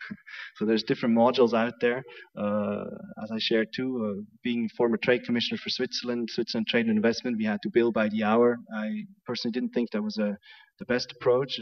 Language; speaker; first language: English; non-native, fluent; German